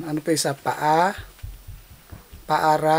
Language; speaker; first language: Filipino; native; Filipino